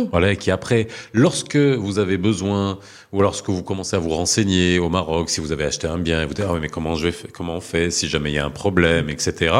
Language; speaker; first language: French; early bilingual, other home language; Arabic